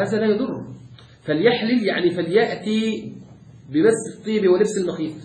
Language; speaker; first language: Arabic; native; Arabic